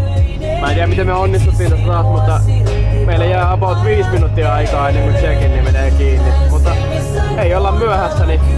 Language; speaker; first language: Finnish; native; Finnish